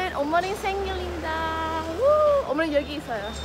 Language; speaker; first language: Korean; non-native, learner; English